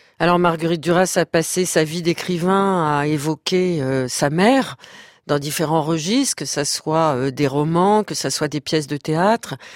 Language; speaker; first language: French; native; French